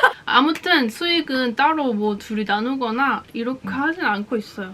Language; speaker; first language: Korean; native; Korean